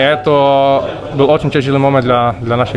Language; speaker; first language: Russian; non-native, learner; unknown